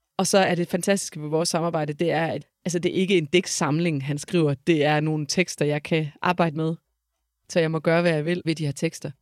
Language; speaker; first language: Danish; native; Danish